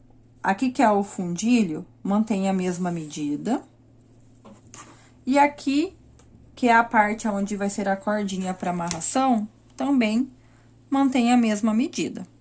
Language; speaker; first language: Portuguese; native; Portuguese